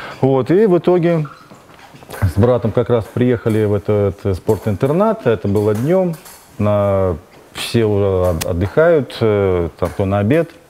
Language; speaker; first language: Russian; native; Russian